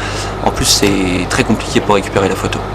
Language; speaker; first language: French; native; French